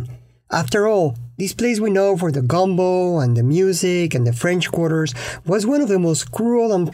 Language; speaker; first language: English; non-native, fluent; Spanish